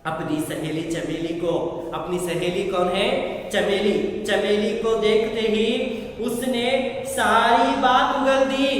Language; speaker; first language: Hindi; non-native, local second language; Kannada